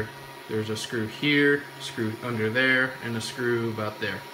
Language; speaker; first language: English; native; English